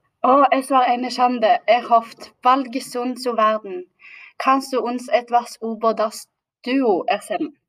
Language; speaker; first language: German; non-native, learner; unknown